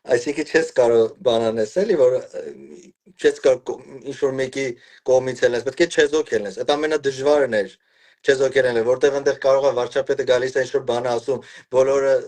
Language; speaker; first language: Armenian; early bilingual, heritage; Armenian